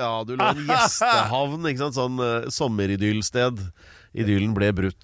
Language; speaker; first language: Norwegian; native; Norwegian